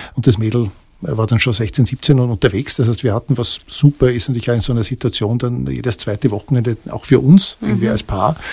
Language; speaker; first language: German; native; German